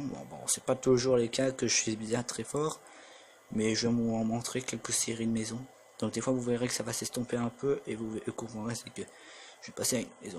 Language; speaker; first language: French; native; French